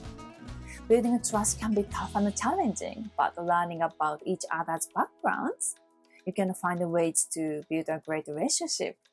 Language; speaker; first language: English; non-native, fluent; Japanese